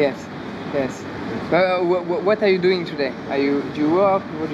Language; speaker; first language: English; non-native, learner; French